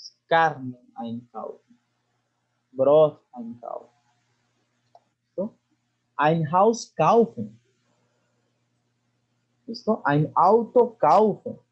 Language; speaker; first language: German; non-native, fluent; Spanish